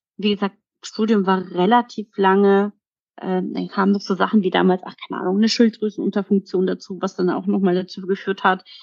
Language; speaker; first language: German; early bilingual, other home language; Polish